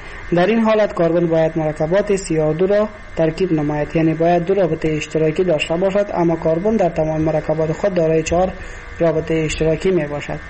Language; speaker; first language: Persian; native; Persian